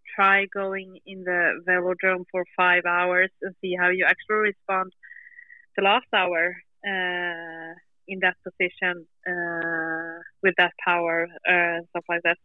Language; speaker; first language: English; non-native, fluent; Swedish